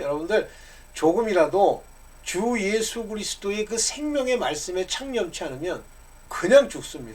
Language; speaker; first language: Korean; native; Korean